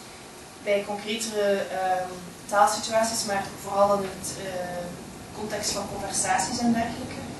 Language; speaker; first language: Dutch; native; Dutch